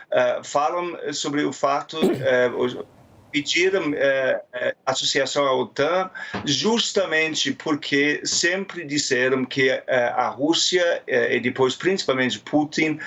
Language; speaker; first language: Portuguese; non-native, fluent; German